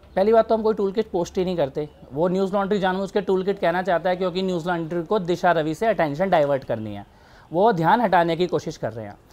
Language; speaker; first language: Hindi; native; Hindi